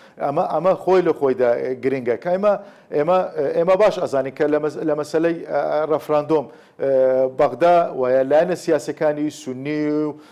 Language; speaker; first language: Central Kurdish; non-native, local second language; Turkish